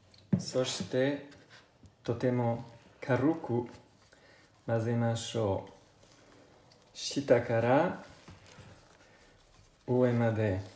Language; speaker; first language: Japanese; non-native, learner; Italian